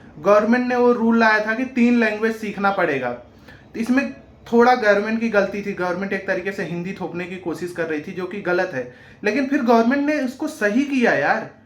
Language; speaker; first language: Hindi; native; Hindi